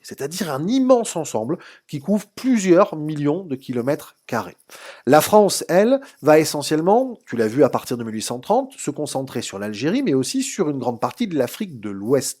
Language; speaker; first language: French; native; French